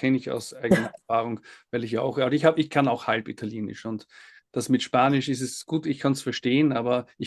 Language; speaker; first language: German; native; German